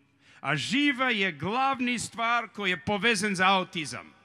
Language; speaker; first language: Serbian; early bilingual, heritage; Serbian